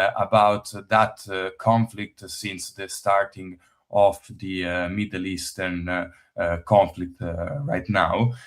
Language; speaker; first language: English; non-native, fluent; Italian